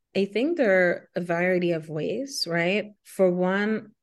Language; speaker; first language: English; non-native, fluent; Haitian Creole